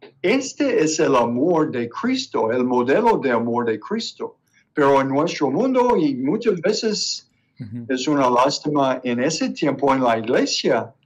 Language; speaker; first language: Spanish; non-native, learner; English